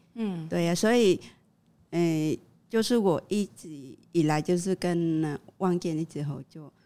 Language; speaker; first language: Chinese; non-native, fluent; Vietnamese